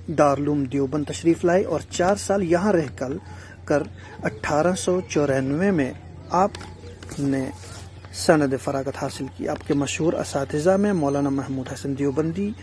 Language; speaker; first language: Urdu; native; Urdu